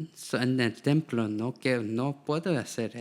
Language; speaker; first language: Spanish; non-native, learner; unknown